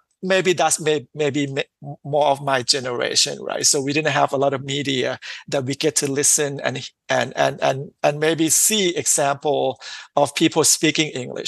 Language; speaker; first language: English; non-native, fluent; Thai